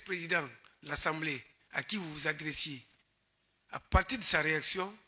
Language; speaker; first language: French; native; French